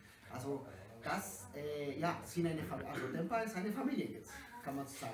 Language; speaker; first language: German; non-native, learner; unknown